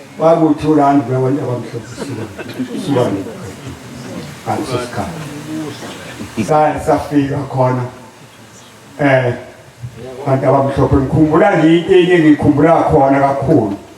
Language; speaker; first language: Zulu; native; Zulu